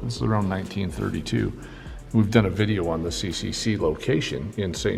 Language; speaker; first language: English; native; English